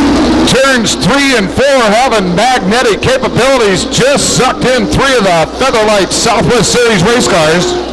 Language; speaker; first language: English; native; English